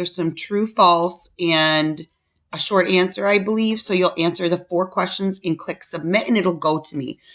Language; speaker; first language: English; native; English